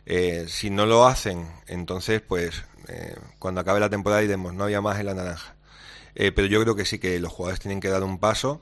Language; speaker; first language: Spanish; native; Spanish